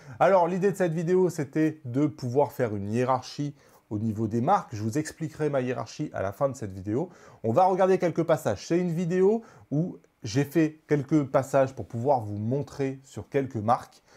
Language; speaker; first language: French; native; French